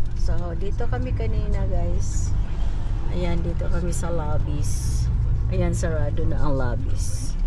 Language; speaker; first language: Filipino; non-native, local second language; Cebuano